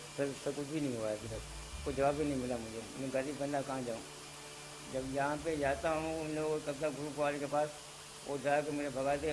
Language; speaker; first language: Urdu; non-native, local second language; Pashto